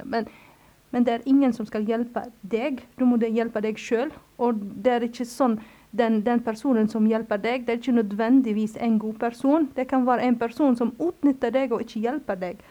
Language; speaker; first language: Norwegian; non-native, fluent; Arabic